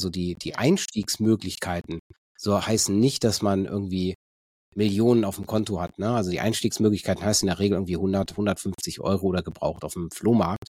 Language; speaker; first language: German; native; German